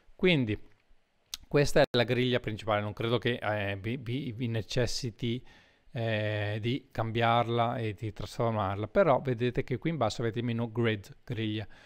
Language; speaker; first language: Italian; native; Italian